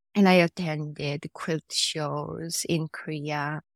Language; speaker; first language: English; non-native, fluent; Korean